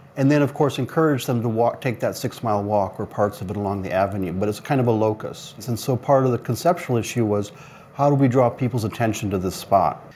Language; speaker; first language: English; native; English